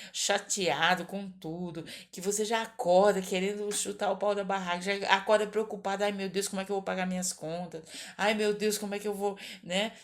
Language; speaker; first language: Portuguese; native; Portuguese